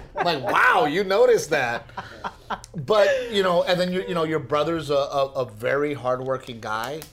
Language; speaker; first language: English; native; English